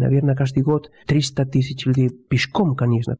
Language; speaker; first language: Russian; non-native, fluent; Spanish